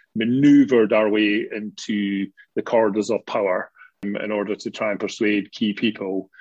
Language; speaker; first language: English; native; English